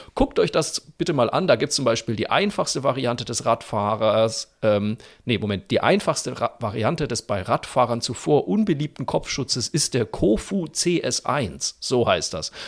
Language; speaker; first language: German; native; German